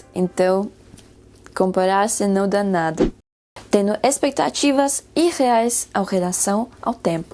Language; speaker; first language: Portuguese; non-native, fluent; Spanish